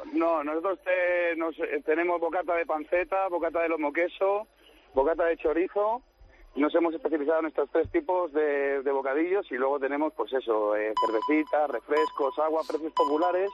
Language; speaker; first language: Spanish; native; Spanish